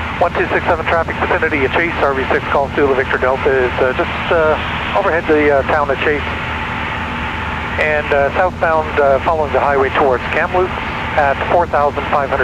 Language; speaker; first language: English; native; English